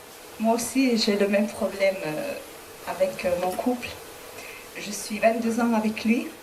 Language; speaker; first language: French; non-native, learner; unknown